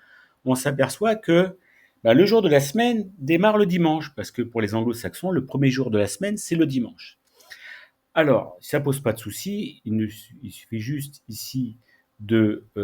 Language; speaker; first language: French; native; French